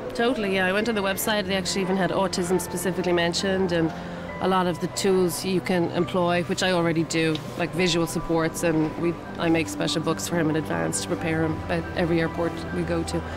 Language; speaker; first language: English; native; English